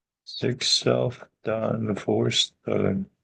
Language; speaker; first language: Dutch; non-native, learner; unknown